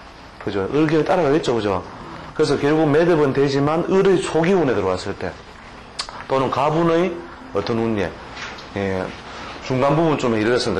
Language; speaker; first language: Korean; native; Korean